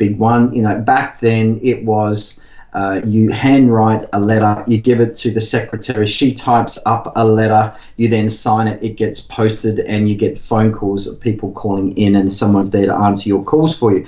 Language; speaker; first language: English; native; English